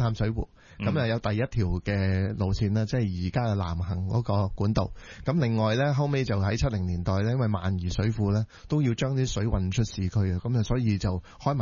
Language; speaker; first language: Cantonese; native; Cantonese